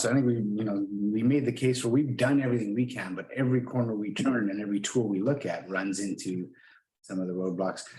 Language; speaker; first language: English; native; English